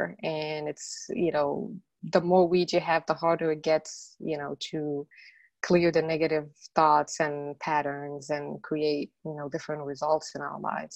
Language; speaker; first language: English; non-native, fluent; Arabic